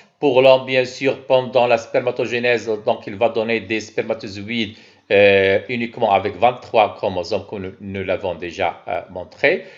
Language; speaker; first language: French; non-native, local second language; Arabic